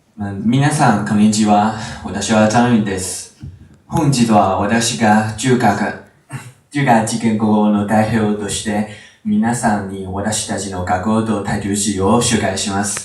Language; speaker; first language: Japanese; non-native, learner; Chinese